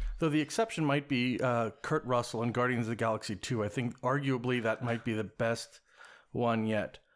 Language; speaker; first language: English; native; English